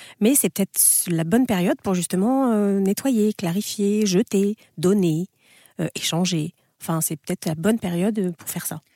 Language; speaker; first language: French; native; French